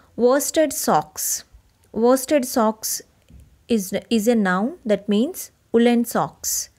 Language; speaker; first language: English; non-native, local second language; Telugu